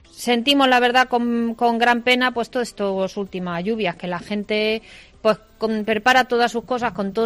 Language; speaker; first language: Spanish; native; Spanish